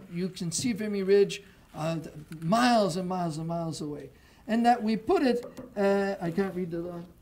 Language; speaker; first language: English; non-native, local second language; French